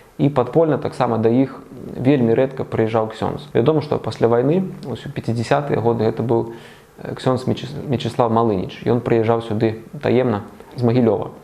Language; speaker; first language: Belarusian; native; Belarusian